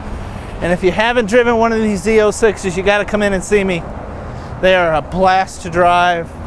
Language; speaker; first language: English; native; English